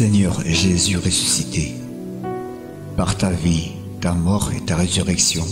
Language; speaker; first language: French; native; French